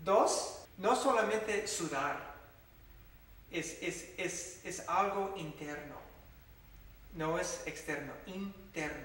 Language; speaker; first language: Spanish; non-native, fluent; English